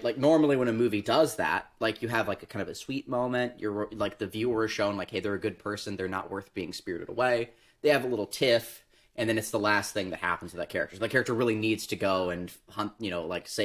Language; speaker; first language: English; native; English